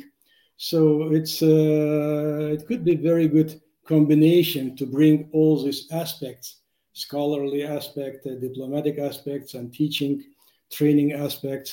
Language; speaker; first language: English; non-native, fluent; Uzbek